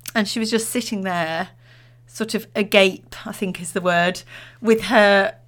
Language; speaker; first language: English; native; English